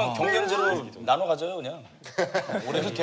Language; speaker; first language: Korean; native; Korean